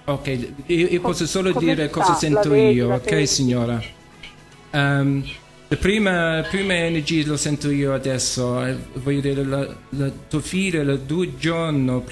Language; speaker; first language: Italian; non-native, learner; English